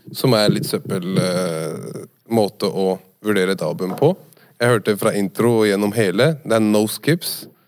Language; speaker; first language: Norwegian; native; Norwegian